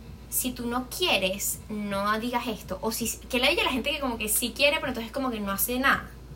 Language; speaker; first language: Spanish; native; Spanish